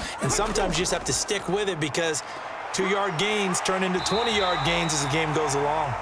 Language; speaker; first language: English; native; English